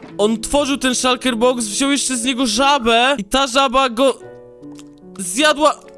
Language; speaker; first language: Polish; native; Polish